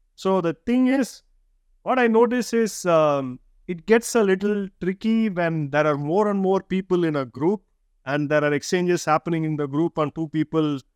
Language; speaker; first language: English; non-native, local second language; Tamil